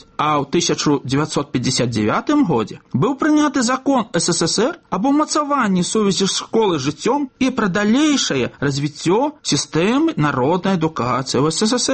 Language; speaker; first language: Belarusian; native; Belarusian